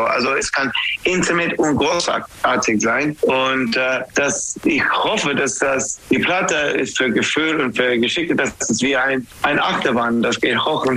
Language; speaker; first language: German; non-native, learner; English